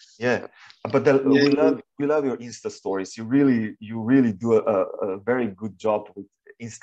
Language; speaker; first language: English; non-native, fluent; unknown